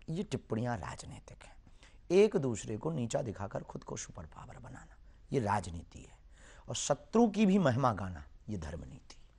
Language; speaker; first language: Hindi; native; Hindi